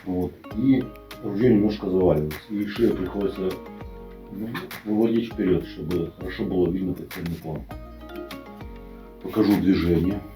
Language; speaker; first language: Russian; native; Russian